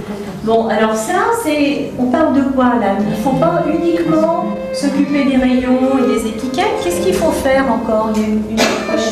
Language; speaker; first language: French; native; French